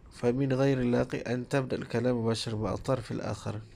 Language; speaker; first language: Arabic; non-native, fluent; Malay